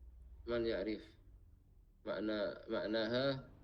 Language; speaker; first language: Arabic; non-native, fluent; Indonesian